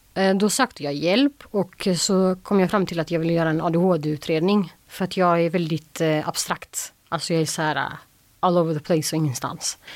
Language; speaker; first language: Swedish; early bilingual, other home language; Albanian